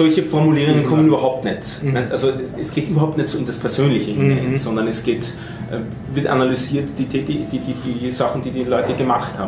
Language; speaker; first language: German; native; German